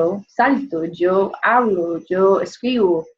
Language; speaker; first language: Spanish; non-native, fluent; English